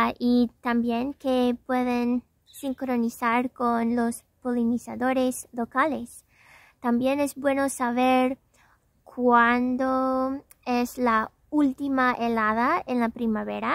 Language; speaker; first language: Spanish; non-native, fluent; English